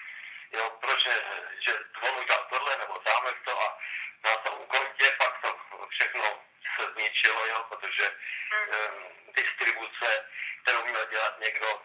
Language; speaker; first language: Czech; non-native, local second language; Romany